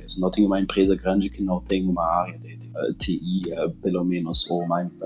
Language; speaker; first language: Portuguese; non-native, fluent; German